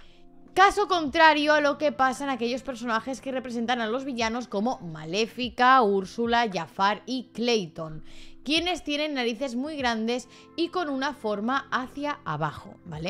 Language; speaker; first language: Spanish; native; Spanish